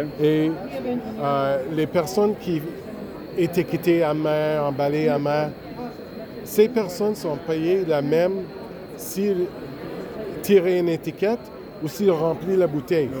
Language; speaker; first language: French; non-native, local second language; English